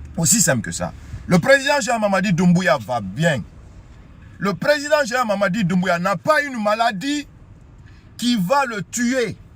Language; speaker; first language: French; non-native, local second language; Susu